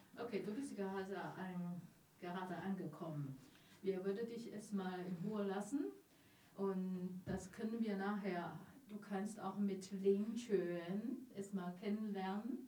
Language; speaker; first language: German; non-native, learner; Chinese